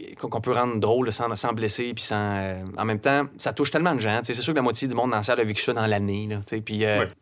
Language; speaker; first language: French; native; French